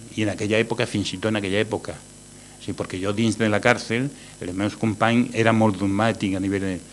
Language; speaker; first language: Catalan; non-native, local second language; Spanish